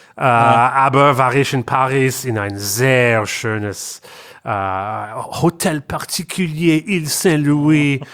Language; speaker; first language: German; non-native, learner; English